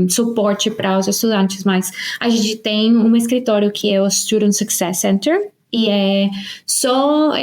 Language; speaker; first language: Portuguese; non-native, fluent; Spanish